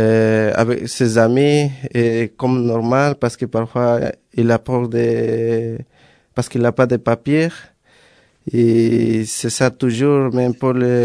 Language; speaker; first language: French; non-native, learner; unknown